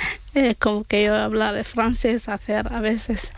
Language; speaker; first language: Spanish; non-native, learner; Arabic